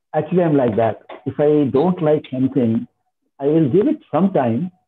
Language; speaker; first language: English; non-native, local second language; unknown